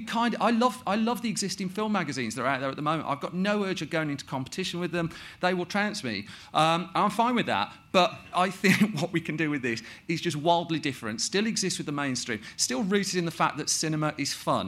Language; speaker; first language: English; native; English